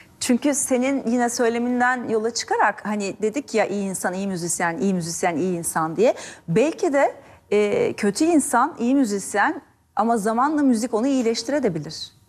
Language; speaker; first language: Turkish; native; Turkish